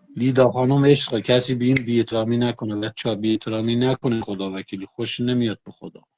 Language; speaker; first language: Persian; non-native, local second language; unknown